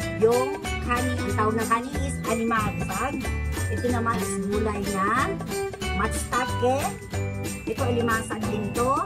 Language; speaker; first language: Filipino; native; Filipino